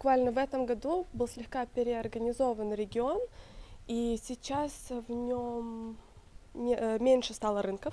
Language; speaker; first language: Russian; native; Russian